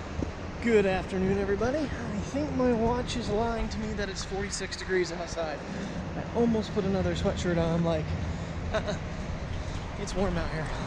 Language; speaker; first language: English; native; English